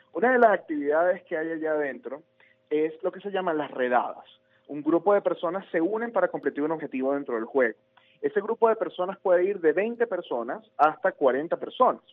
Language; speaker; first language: Spanish; native; Spanish